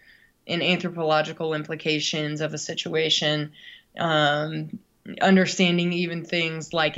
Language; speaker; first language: English; native; English